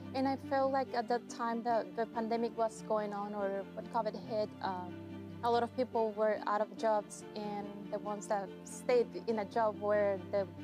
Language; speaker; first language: English; non-native, fluent; Spanish